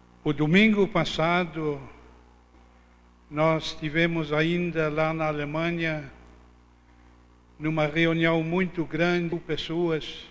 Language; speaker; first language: Portuguese; non-native, fluent; German